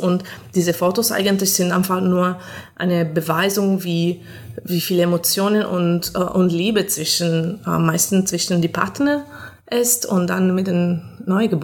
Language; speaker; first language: German; non-native, fluent; Italian